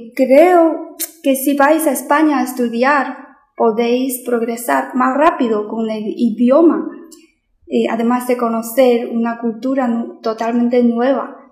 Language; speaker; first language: Spanish; non-native, fluent; Chinese